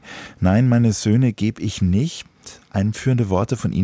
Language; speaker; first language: German; native; German